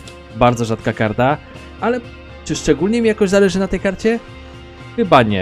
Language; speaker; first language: Polish; native; Polish